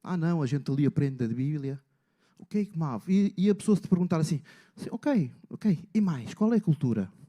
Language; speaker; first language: Portuguese; native; Portuguese